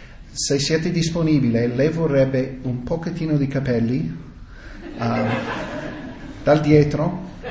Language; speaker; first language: Italian; non-native, fluent; English